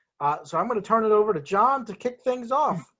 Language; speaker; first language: English; native; English